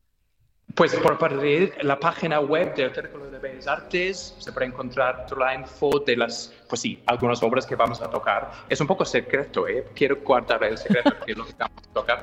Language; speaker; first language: Spanish; non-native, fluent; English